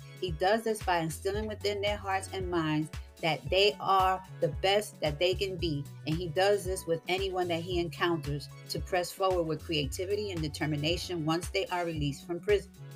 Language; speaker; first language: English; native; English